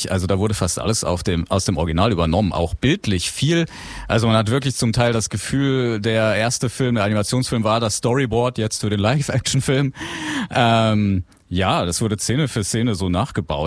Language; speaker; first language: German; native; German